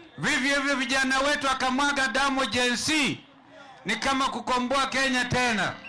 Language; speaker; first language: Swahili; non-native, local second language; Kamba